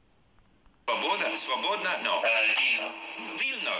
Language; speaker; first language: Ukrainian; non-native, learner; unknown